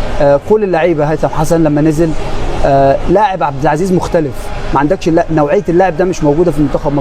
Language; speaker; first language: Arabic; native; Arabic